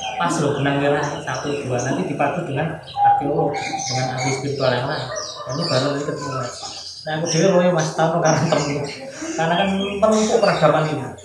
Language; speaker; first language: Indonesian; non-native, local second language; Javanese